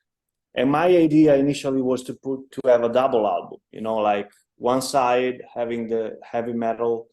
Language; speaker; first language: English; non-native, fluent; Italian